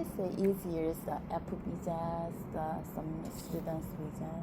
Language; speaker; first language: English; non-native, learner; Korean